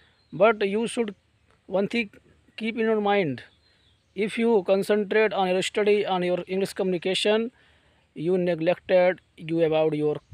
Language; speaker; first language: English; non-native, learner; Hindi